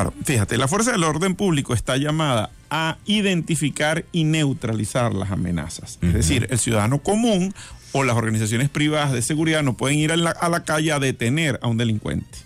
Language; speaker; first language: Spanish; native; Spanish